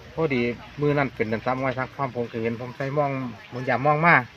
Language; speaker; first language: Thai; non-native, local second language; Northeastern Thai